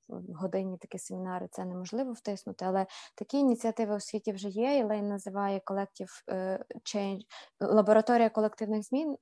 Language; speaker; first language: Ukrainian; native; Ukrainian